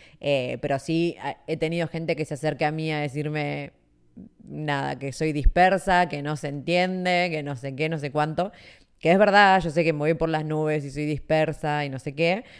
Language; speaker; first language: Spanish; native; Spanish